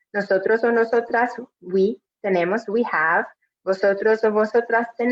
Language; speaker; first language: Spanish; non-native, fluent; English